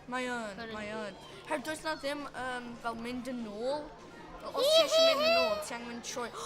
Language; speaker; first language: Welsh; non-native, local second language; English